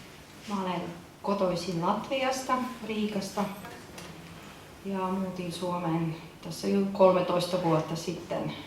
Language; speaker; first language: Finnish; non-native, fluent; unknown